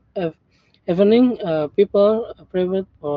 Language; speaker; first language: English; non-native, learner; Indonesian